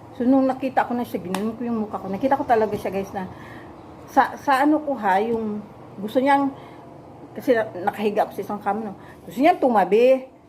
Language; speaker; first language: Filipino; non-native, local second language; Cebuano